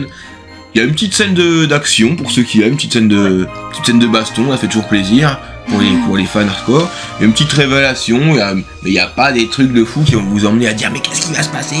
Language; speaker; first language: French; native; French